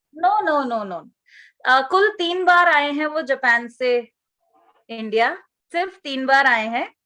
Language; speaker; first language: Hindi; native; Hindi